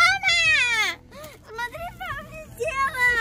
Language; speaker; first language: Russian; early bilingual, heritage; Russian